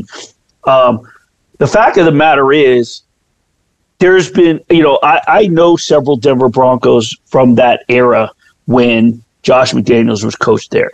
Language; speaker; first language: English; native; English